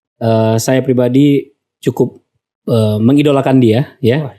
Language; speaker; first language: Indonesian; native; Indonesian